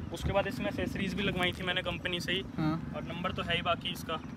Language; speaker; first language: Hindi; native; Hindi